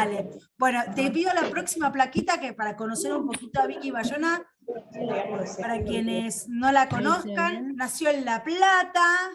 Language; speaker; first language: Spanish; native; Spanish